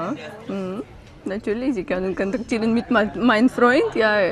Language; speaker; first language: German; non-native, learner; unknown